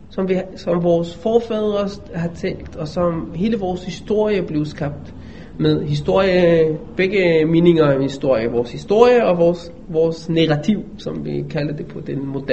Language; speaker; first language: Danish; non-native, fluent; Hebrew